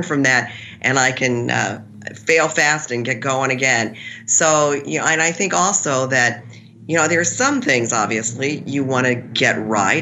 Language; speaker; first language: English; native; English